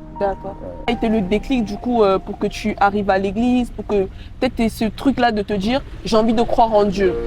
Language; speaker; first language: French; native; French